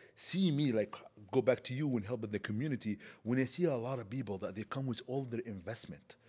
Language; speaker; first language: English; non-native, fluent; Arabic